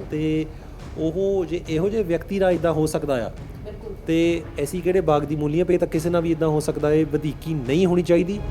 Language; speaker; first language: Punjabi; early bilingual, heritage; Punjabi